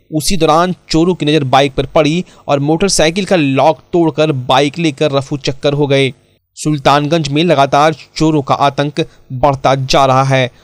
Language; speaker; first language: Hindi; native; Hindi